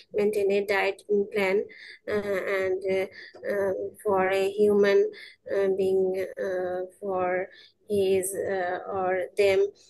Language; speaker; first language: English; non-native, learner; Bangla